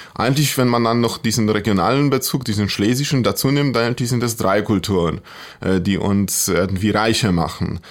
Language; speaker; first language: German; non-native, fluent; Polish